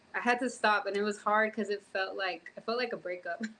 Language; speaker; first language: English; native; English